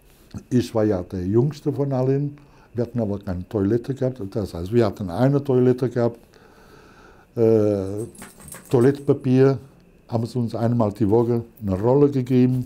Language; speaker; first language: German; non-native, fluent; Italian